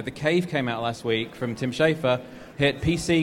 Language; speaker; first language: English; native; English